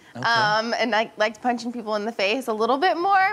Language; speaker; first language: English; native; English